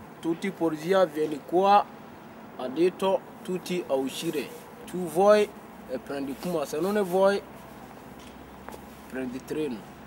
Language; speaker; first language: Italian; non-native, learner; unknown